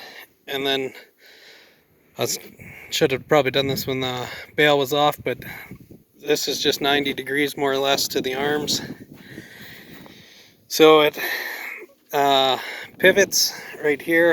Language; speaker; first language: English; native; English